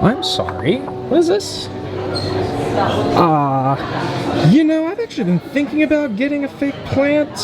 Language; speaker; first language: English; native; English